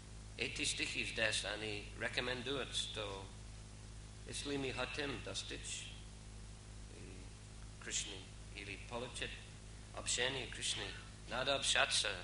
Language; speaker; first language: Russian; non-native, fluent; English